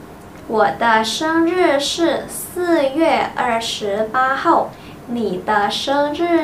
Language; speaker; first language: Chinese; non-native, fluent; Indonesian